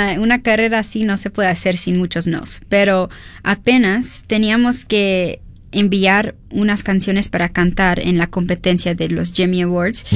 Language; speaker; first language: Spanish; early bilingual, heritage; Spanish